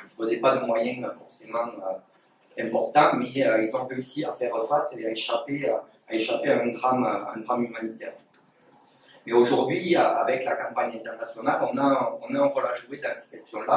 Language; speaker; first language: French; native; French